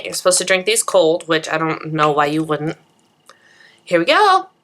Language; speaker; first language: English; native; English